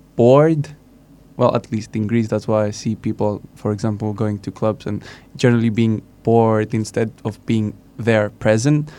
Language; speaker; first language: English; non-native, fluent; Greek